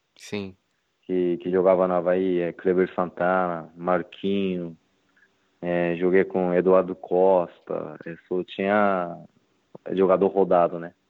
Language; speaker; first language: Portuguese; non-native, learner; Japanese